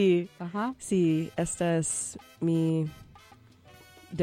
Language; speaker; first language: Spanish; non-native, learner; English